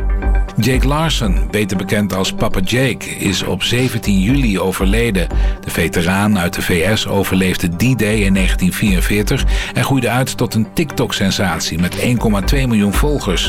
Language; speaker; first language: Dutch; native; Dutch